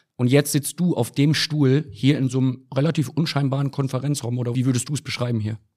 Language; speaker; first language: German; native; German